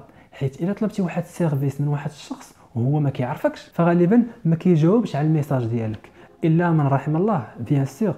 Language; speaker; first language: Arabic; native; Arabic